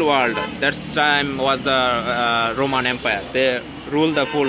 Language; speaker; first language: English; non-native, learner; Bangla